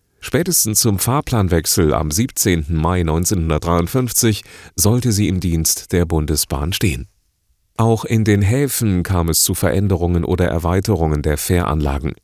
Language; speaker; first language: German; native; German